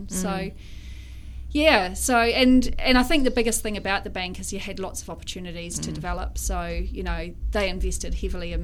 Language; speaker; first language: English; native; English